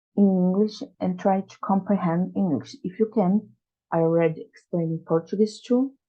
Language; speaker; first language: English; non-native, fluent; Portuguese